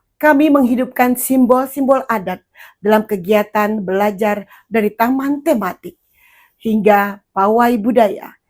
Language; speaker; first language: Indonesian; native; Indonesian